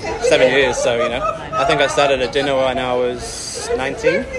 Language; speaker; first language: English; native; English